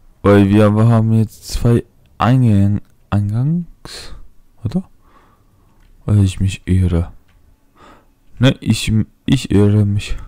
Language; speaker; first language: German; non-native, fluent; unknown